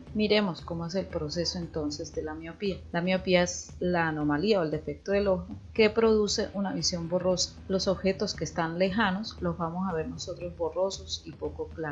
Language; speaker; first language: Spanish; native; Spanish